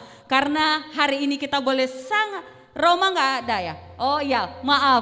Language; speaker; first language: Indonesian; native; Indonesian